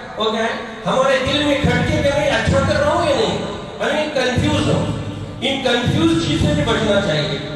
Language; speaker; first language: Urdu; non-native, local second language; Konkani